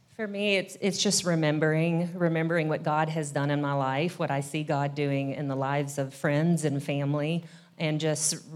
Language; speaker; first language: English; native; English